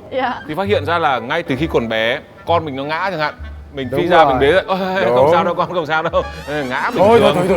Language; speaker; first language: Vietnamese; native; Vietnamese